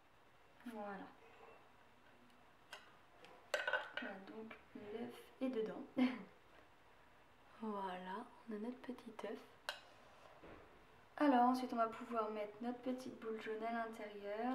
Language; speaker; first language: French; native; French